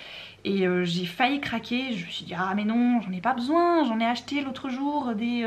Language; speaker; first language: French; native; French